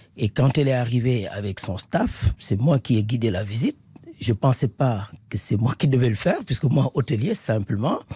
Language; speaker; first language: French; non-native, local second language; Wolof